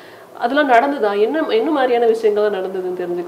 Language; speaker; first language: Tamil; native; Tamil